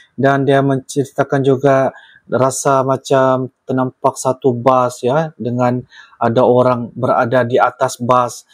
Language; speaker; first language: Malay; native; Malay